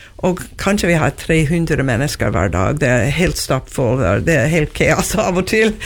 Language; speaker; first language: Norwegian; non-native, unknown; English